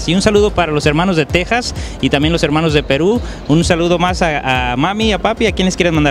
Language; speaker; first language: Spanish; native; Spanish